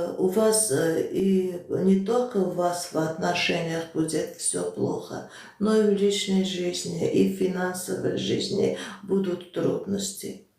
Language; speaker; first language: Russian; non-native, fluent; Armenian